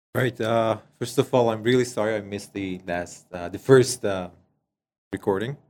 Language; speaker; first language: English; non-native, fluent; Persian